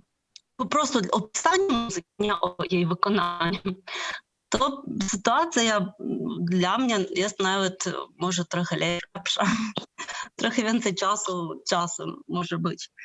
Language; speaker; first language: Polish; non-native, fluent; Ukrainian